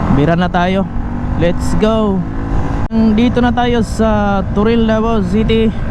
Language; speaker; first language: Filipino; non-native, local second language; Cebuano